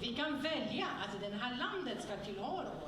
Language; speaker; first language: Swedish; non-native, fluent; French